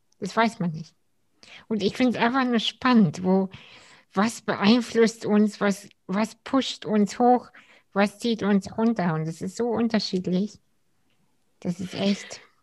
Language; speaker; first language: German; early bilingual, other home language; Russian